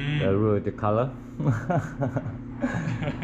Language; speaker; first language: English; non-native, learner; Thai